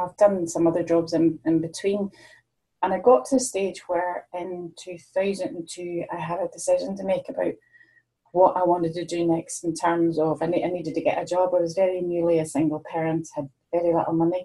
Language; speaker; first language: English; native; English